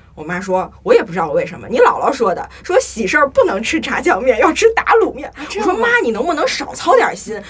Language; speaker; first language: Chinese; native; Chinese